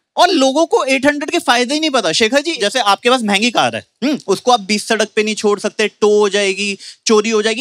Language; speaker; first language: Hindi; native; Hindi